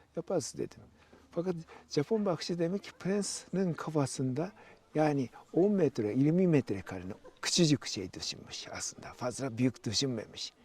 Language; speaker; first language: Turkish; non-native, fluent; Japanese